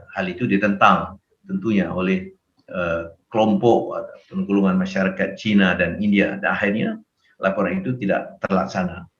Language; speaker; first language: Malay; native; Malay